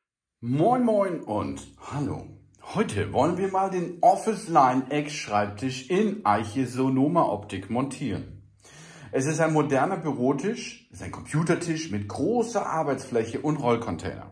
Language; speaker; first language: German; native; German